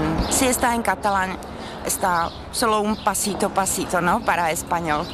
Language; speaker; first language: Spanish; non-native, fluent; Czech